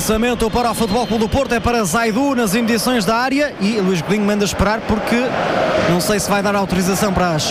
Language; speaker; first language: Portuguese; native; Portuguese